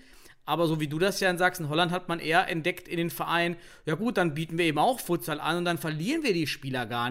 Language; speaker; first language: German; native; German